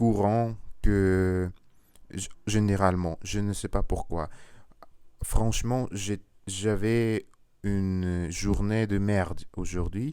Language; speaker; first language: French; non-native, learner; Russian